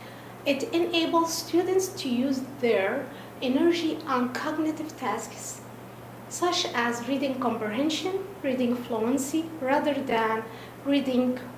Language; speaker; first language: English; non-native, fluent; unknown